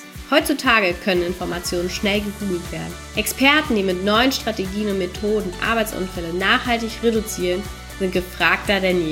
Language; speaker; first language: German; native; German